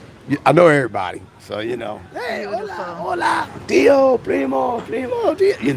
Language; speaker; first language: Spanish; non-native, learner; English